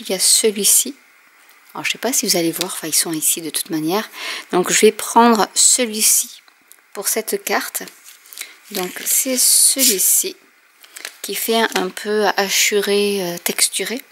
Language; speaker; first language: French; native; French